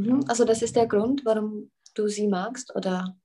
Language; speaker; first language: German; non-native, fluent; Czech